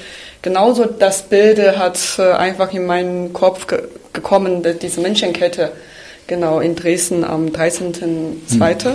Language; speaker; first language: German; non-native, fluent; Chinese